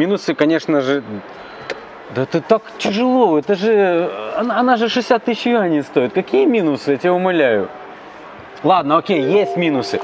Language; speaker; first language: Russian; native; Russian